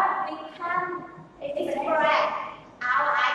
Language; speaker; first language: English; non-native, learner; Vietnamese